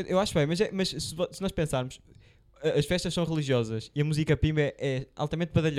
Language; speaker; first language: Portuguese; native; Portuguese